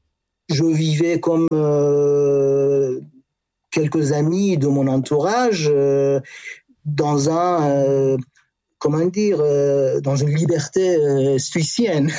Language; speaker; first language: French; non-native, fluent; Persian